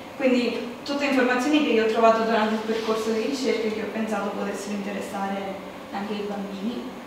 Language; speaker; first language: Italian; early bilingual, other home language; Portuguese